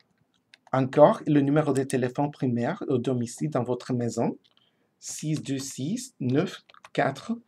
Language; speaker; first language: French; non-native, fluent; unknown